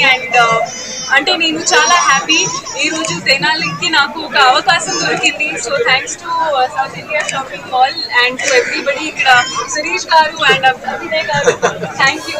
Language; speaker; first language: Telugu; non-native, learner; Hindi